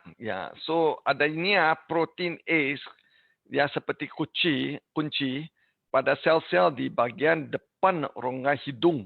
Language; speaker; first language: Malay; non-native, learner; English